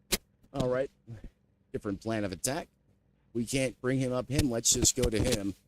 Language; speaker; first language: English; native; English